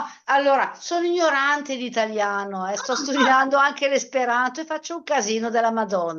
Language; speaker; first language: Italian; native; Italian